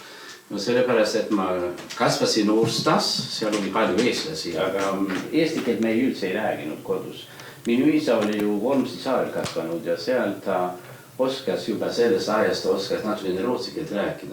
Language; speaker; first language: Estonian; non-native, fluent; Swedish